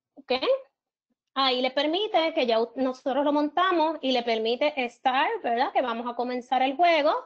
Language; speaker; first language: Spanish; native; Spanish